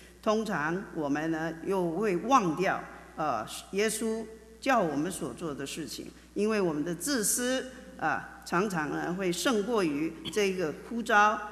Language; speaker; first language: Chinese; native; Chinese